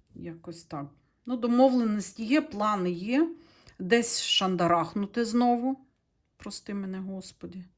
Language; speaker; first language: Ukrainian; non-native, local second language; Russian